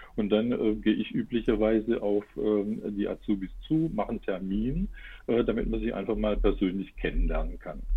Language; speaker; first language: German; native; German